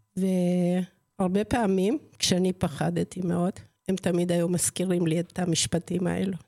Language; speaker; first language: Hebrew; non-native, fluent; Spanish